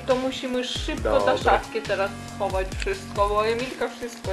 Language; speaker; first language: Polish; non-native, fluent; Ukrainian